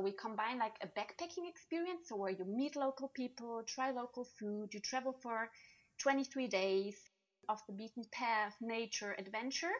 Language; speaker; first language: English; non-native, fluent; German